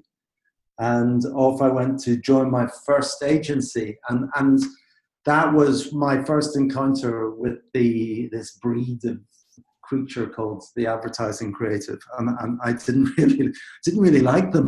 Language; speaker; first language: English; native; English